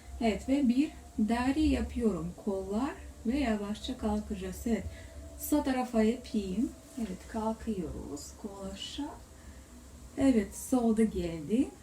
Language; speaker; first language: Turkish; non-native, learner; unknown